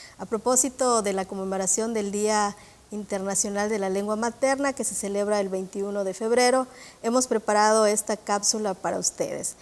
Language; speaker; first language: Spanish; non-native, local second language; Yucateco